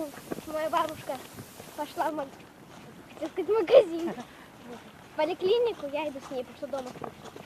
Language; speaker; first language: Russian; native; Russian